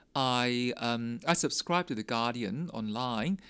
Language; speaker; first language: English; non-native, local second language; Min Nan Chinese